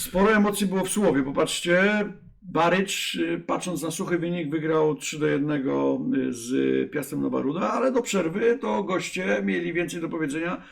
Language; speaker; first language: Polish; native; Polish